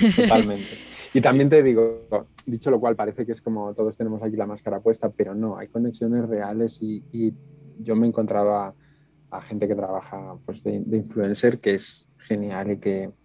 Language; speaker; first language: Spanish; native; Spanish